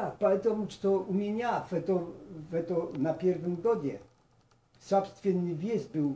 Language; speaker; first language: Russian; non-native, learner; Polish